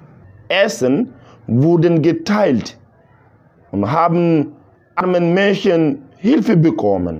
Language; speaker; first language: German; non-native, learner; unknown